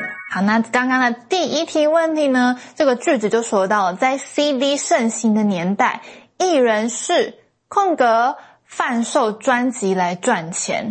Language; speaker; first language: Chinese; native; Chinese